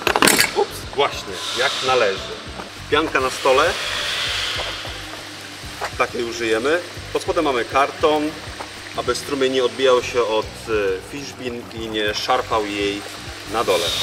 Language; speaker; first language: Polish; native; Polish